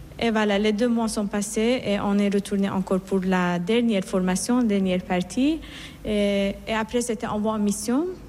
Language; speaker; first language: French; non-native, fluent; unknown